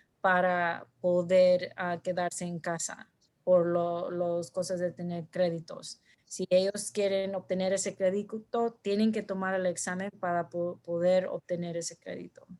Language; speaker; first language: Spanish; early bilingual, heritage; Spanish